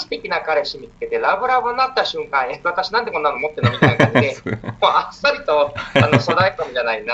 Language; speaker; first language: Japanese; native; Japanese